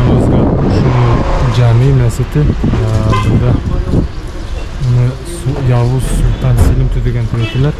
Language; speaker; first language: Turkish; non-native, learner; Bashkir